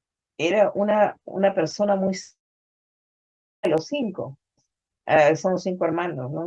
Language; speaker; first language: Spanish; native; Spanish